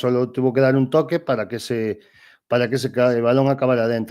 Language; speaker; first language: Spanish; non-native, local second language; Galician